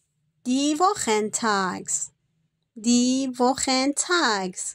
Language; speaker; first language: German; non-native, fluent; Persian